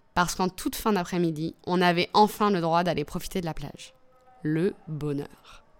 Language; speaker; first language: French; native; French